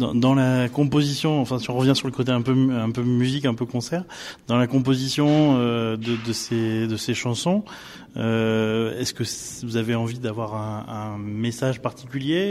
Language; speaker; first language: French; native; French